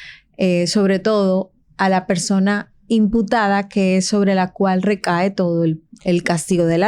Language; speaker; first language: Spanish; native; Spanish